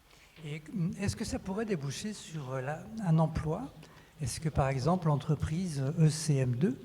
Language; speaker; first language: French; native; French